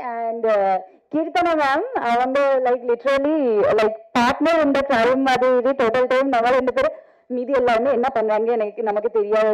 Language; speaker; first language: Tamil; non-native, fluent; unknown